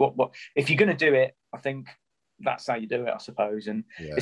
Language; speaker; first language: English; native; English